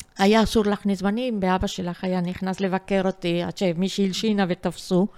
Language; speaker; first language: Hebrew; non-native, fluent; Spanish